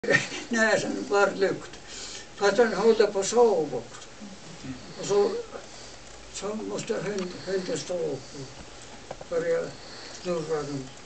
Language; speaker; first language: Swedish; non-native, local second language; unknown